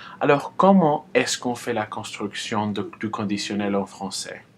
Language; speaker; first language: French; non-native, fluent; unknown